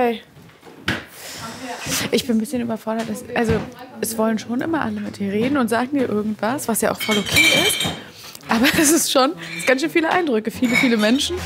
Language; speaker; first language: German; native; German